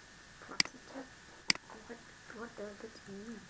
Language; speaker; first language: English; non-native, learner; Vietnamese